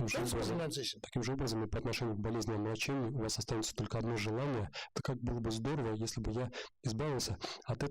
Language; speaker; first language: Russian; native; Russian